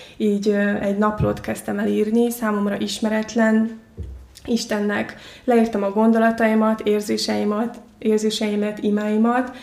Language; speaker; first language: Hungarian; non-native, fluent; Mongolian